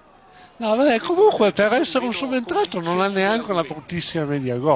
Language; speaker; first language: Italian; native; Italian